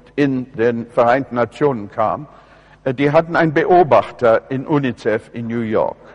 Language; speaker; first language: German; non-native, fluent; English